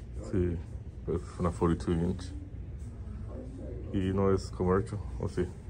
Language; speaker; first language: Spanish; early bilingual, heritage; Spanish